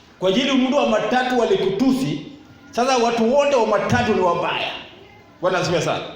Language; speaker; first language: Swahili; non-native, local second language; Luo (Kenya and Tanzania)